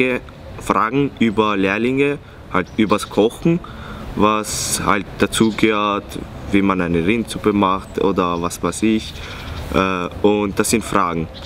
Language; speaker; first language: German; non-native, fluent; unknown